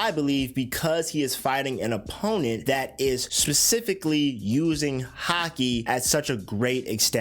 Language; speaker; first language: English; native; English